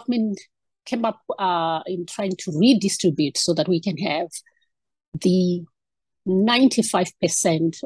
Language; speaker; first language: English; non-native, local second language; Shona